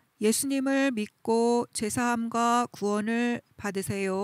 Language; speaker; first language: Korean; native; Korean